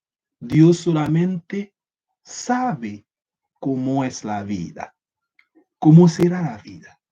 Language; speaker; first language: Spanish; non-native, learner; Haitian Creole